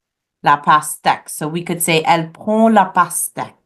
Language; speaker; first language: French; non-native, fluent; English